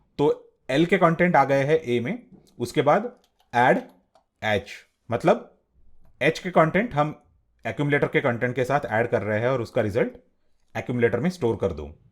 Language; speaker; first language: Hindi; non-native, local second language; Marathi